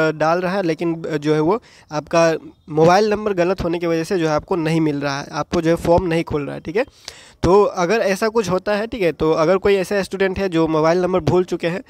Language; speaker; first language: Hindi; native; Hindi